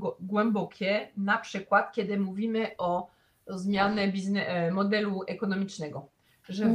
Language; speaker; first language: Polish; non-native, fluent; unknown